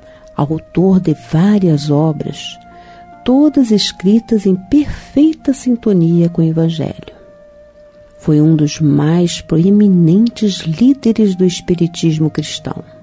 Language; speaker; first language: Portuguese; native; Portuguese